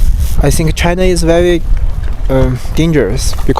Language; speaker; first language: English; non-native, learner; Chinese